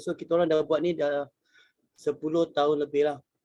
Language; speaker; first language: Malay; native; Malay